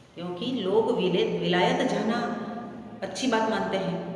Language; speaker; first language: Hindi; non-native, local second language; Gujarati